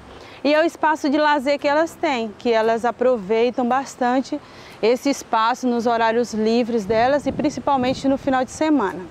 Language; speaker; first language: Portuguese; native; Portuguese